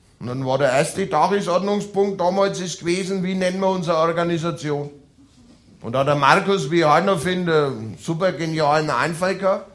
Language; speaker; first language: German; native; German